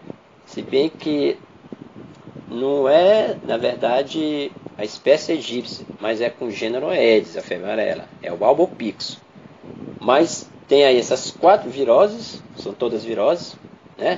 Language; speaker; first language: Portuguese; native; Portuguese